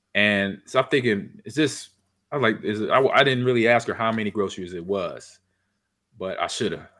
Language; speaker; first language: English; native; English